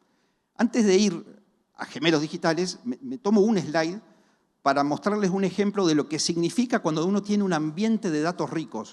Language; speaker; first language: Spanish; native; Spanish